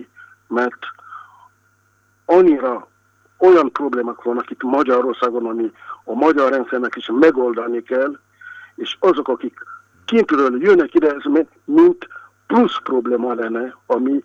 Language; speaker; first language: Hungarian; non-native, fluent; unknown